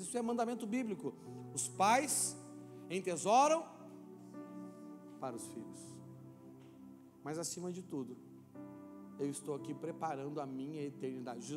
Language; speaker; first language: Portuguese; native; Portuguese